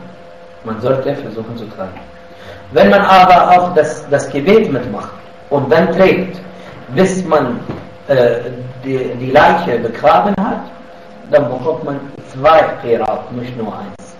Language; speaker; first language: German; non-native, fluent; Arabic